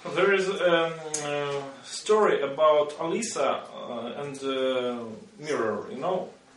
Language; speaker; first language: English; non-native, learner; Russian